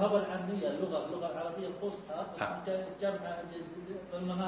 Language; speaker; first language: Arabic; non-native, learner; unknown